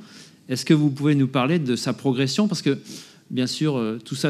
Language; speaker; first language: French; native; French